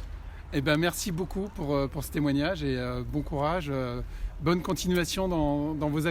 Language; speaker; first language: French; native; French